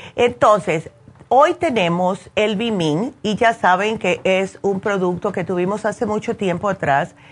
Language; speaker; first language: Spanish; early bilingual, heritage; Spanish